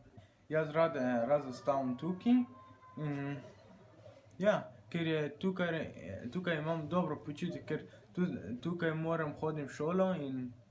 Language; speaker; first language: Slovenian; non-native, learner; Persian